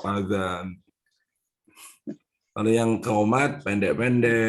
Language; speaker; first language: Indonesian; native; Indonesian